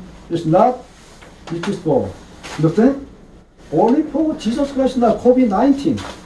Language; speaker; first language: English; non-native, learner; Korean